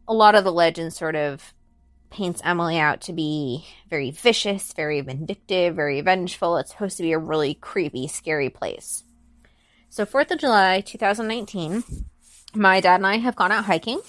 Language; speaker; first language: English; native; English